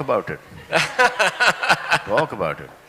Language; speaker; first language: English; non-native, local second language; Hindi